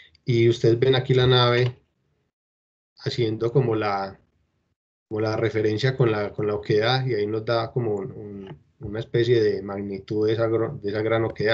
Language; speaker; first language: Spanish; native; Spanish